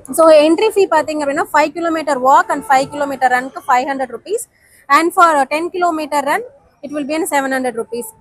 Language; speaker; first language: English; non-native, local second language; Tamil